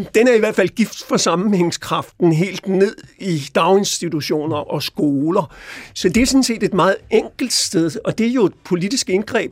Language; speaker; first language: Danish; native; Danish